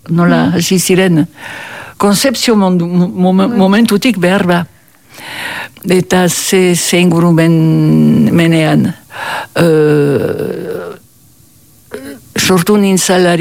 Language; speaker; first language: Basque; native; Basque